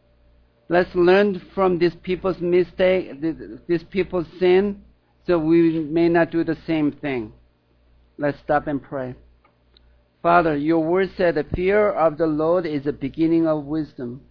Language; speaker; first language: English; non-native, fluent; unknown